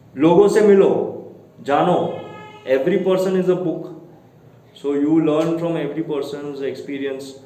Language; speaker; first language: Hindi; non-native, local second language; Gujarati